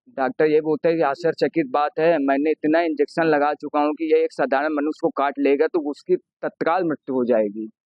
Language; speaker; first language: Hindi; native; Hindi